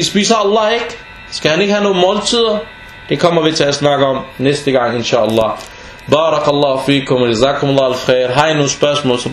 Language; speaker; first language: Danish; non-native, fluent; Arabic